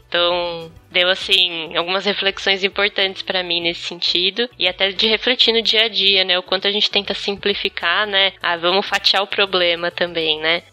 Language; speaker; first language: Portuguese; native; Portuguese